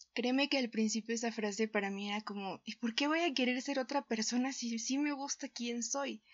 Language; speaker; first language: Spanish; native; Spanish